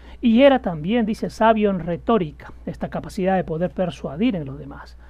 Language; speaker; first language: Spanish; native; Spanish